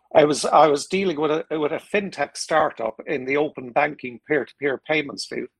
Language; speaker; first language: English; native; English